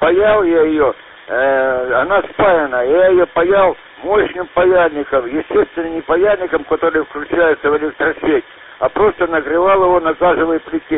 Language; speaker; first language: Russian; native; Russian